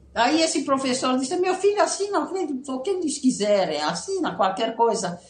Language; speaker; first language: Portuguese; non-native, fluent; Italian